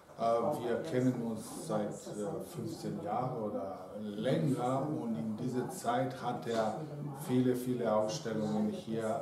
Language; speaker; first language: German; non-native, fluent; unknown